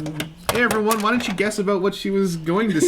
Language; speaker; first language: English; native; English